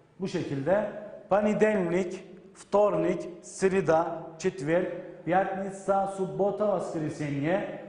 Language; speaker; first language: Russian; non-native, learner; Turkish